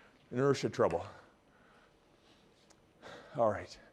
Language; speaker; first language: English; native; English